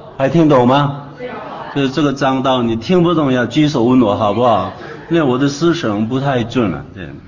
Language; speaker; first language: Chinese; non-native, fluent; Korean